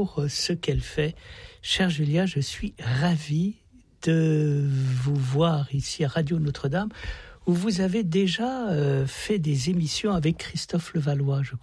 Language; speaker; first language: French; native; French